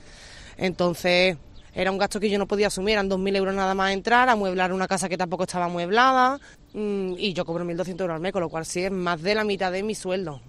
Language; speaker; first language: Spanish; native; Spanish